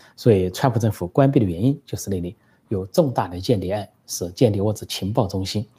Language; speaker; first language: Chinese; native; Chinese